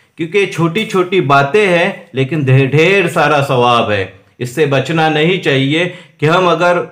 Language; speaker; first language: Urdu; non-native, local second language; Punjabi